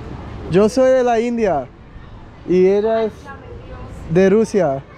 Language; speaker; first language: Spanish; non-native, learner; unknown